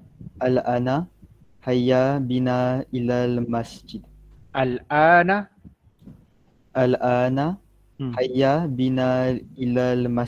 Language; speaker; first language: Arabic; non-native, learner; Malay